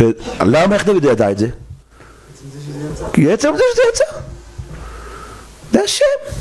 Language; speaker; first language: Hebrew; native; Hebrew